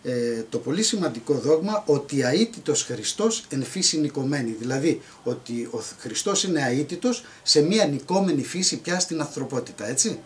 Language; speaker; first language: Greek; native; Greek